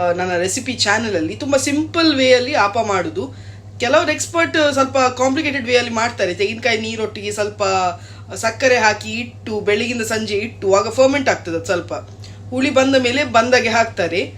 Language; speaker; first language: Kannada; non-native, local second language; Tulu